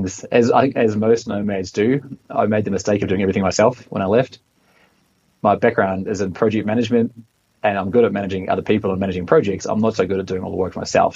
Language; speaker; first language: English; native; English